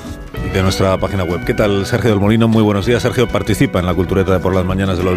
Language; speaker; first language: Spanish; native; Spanish